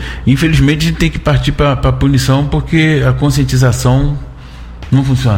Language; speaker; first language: Portuguese; native; Portuguese